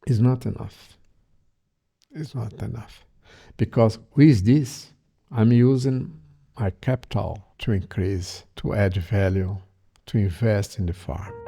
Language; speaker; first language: English; non-native, learner; Portuguese